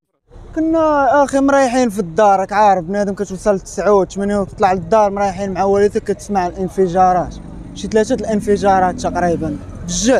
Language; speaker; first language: Arabic; native; Arabic